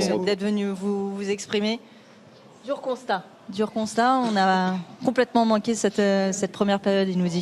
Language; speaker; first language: French; native; French